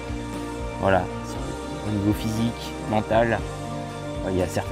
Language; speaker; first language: French; native; French